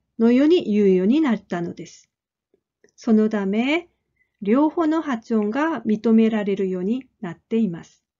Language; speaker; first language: Japanese; non-native, fluent; Korean